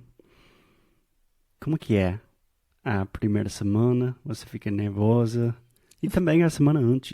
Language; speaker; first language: Portuguese; non-native, fluent; English